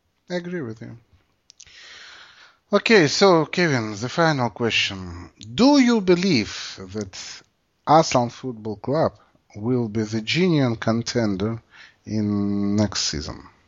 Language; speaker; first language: English; non-native, fluent; Russian